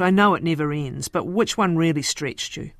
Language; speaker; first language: English; native; English